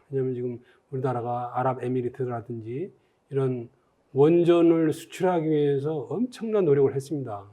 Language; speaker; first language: Korean; native; Korean